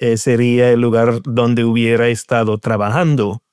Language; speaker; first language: Spanish; non-native, fluent; English